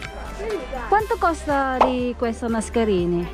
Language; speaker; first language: Italian; non-native, learner; Filipino